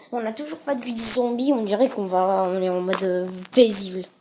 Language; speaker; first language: French; native; French